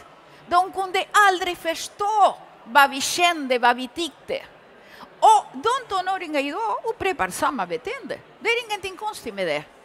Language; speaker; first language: Swedish; early bilingual, other home language; Spanish